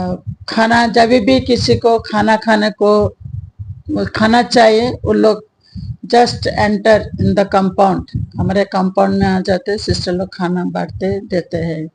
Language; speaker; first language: Hindi; non-native, local second language; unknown